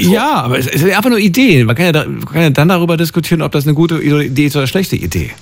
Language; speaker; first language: German; native; German